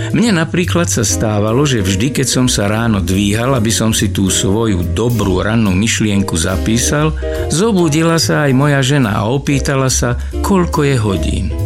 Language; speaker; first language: Slovak; native; Slovak